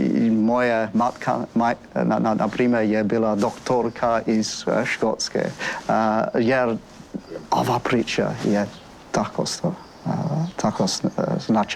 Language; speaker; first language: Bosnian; non-native, fluent; English